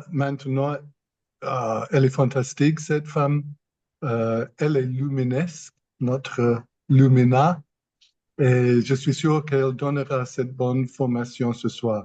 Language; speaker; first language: French; non-native, fluent; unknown